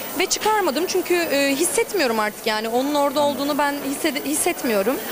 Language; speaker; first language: Turkish; early bilingual, heritage; Turkish